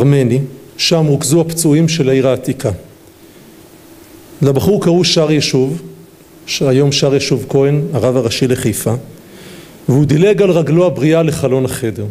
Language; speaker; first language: Hebrew; native; Hebrew